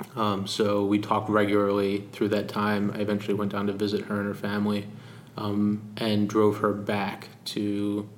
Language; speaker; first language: English; native; English